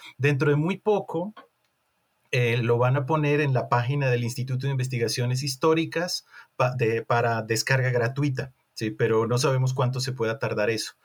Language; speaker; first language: Spanish; native; Spanish